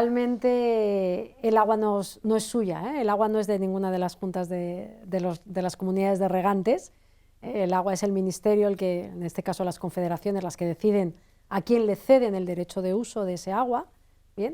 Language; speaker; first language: Spanish; native; Spanish